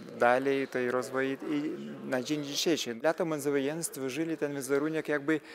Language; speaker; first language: Polish; non-native, fluent; Lithuanian